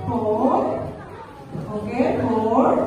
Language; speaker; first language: English; non-native, learner; Indonesian